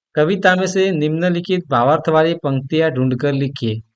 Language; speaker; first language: Hindi; non-native, local second language; Gujarati